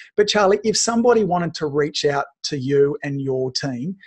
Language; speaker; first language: English; native; English